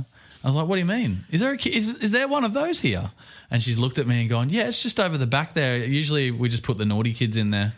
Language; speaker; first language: English; native; English